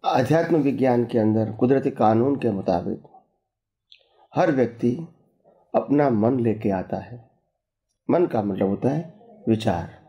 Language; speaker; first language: Hindi; non-native, local second language; Gujarati